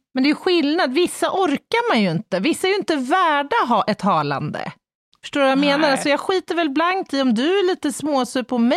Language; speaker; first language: Swedish; native; Swedish